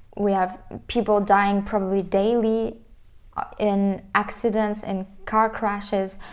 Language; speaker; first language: English; non-native, fluent; French